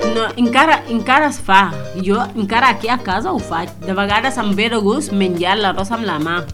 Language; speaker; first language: Catalan; non-native, fluent; Wolof